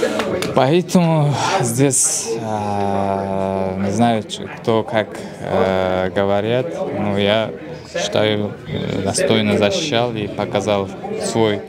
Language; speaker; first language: Russian; non-native, fluent; Uzbek